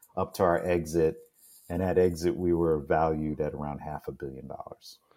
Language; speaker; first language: English; native; English